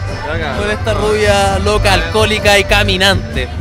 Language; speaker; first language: Spanish; native; Spanish